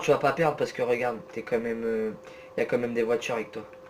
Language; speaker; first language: French; native; French